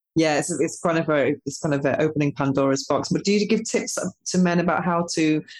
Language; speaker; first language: English; native; English